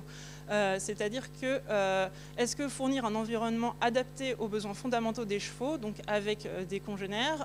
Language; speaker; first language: French; native; French